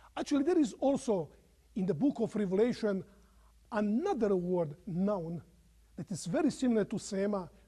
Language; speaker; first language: English; non-native, fluent; Croatian